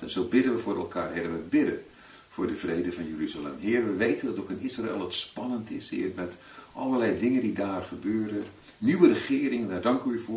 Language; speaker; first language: Dutch; native; Dutch